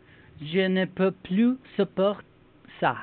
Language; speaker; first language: French; non-native, learner; Spanish